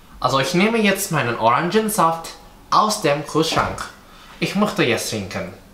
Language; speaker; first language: German; non-native, fluent; Indonesian